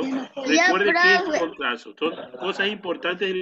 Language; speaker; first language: Spanish; native; Spanish